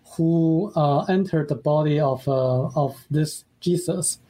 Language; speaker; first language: English; non-native, fluent; Chinese